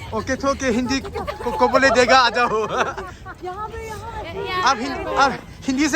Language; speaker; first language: Hindi; non-native, local second language; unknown